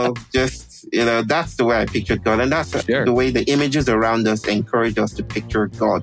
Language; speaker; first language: English; non-native, local second language; Yoruba